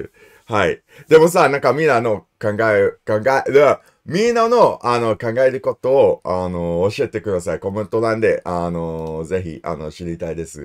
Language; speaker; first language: Japanese; non-native, learner; English